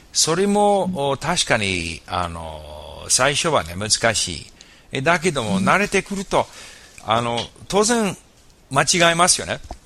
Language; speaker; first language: Japanese; non-native, fluent; English